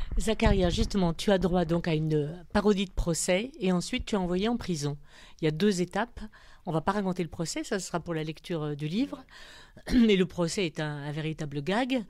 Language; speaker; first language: French; native; French